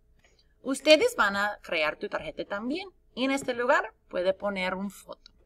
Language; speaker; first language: Spanish; non-native, fluent; English